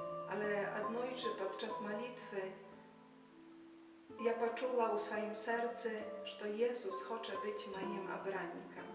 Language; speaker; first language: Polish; non-native, learner; Belarusian